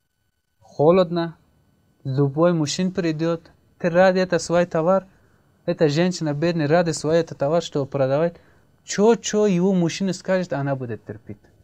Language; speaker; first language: Russian; non-native, learner; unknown